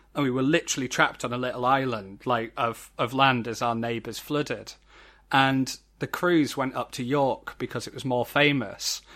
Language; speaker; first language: English; native; English